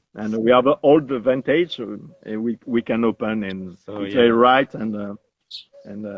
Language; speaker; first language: English; non-native, learner; French